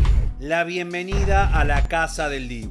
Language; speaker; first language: Spanish; native; Spanish